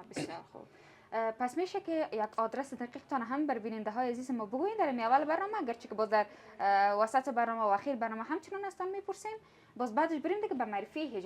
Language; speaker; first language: Persian; native; Persian